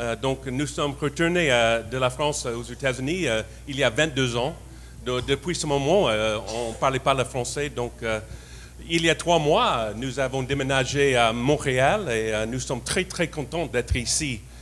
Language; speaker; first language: French; non-native, fluent; English